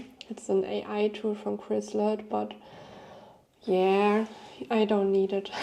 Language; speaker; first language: English; non-native, fluent; German